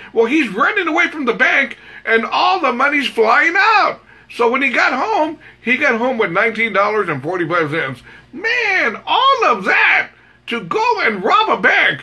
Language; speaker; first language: English; native; English